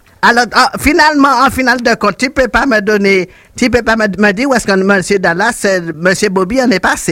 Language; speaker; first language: French; native; French